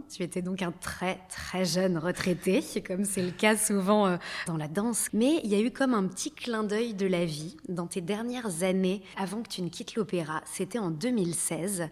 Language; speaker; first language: French; native; French